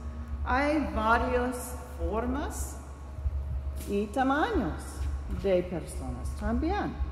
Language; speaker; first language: Spanish; non-native, fluent; English